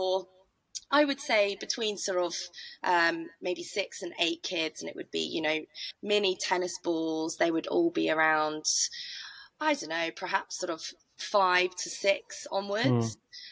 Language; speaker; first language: English; native; English